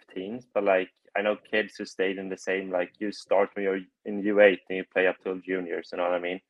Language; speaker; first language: English; non-native, fluent; Swedish